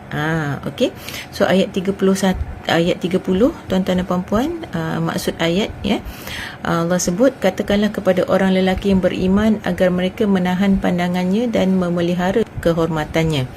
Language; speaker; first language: Malay; native; Malay